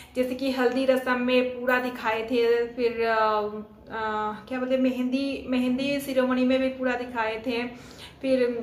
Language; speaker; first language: Hindi; non-native, local second language; Bangla